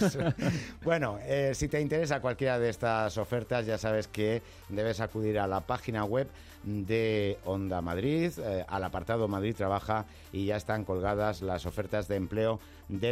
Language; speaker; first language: Spanish; native; Spanish